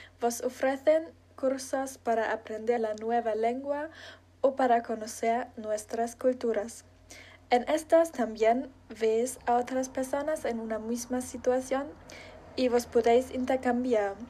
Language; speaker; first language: Spanish; non-native, learner; German